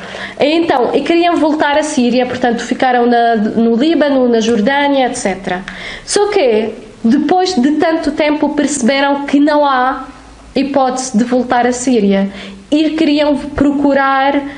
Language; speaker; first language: Portuguese; non-native, fluent; Arabic